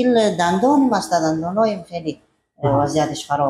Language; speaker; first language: Persian; non-native, local second language; Hazaragi